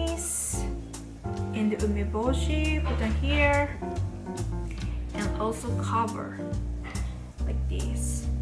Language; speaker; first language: English; non-native, learner; Japanese